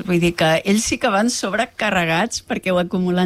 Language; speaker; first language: Catalan; native; Catalan